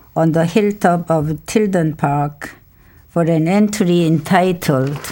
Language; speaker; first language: English; non-native, fluent; Korean